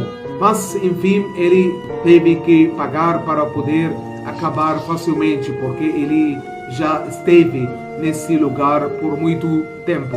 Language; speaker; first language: Portuguese; non-native, fluent; Arabic